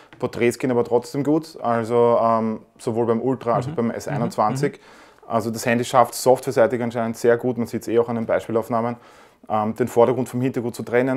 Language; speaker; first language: German; native; German